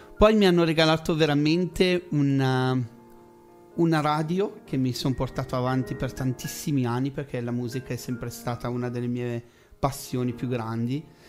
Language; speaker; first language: Italian; native; Italian